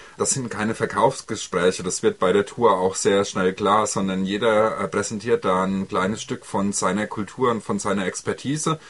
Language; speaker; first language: German; native; German